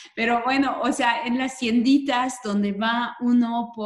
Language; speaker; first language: Spanish; non-native, fluent; French